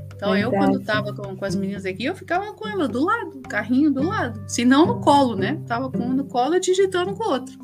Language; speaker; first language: Portuguese; early bilingual, other home language; Spanish